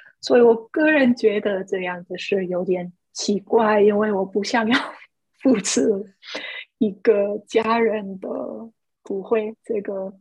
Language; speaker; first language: Chinese; non-native, fluent; English